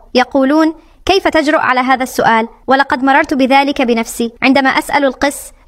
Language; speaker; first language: Arabic; non-native, fluent; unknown